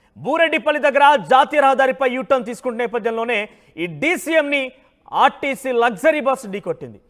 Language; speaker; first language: Telugu; native; Telugu